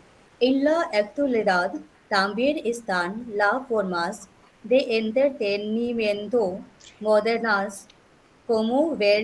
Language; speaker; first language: Spanish; non-native, learner; Hindi